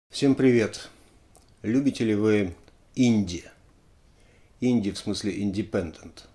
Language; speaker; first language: Russian; native; Russian